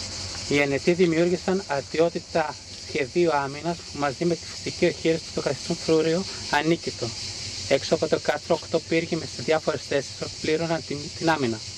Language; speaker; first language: Greek; native; Greek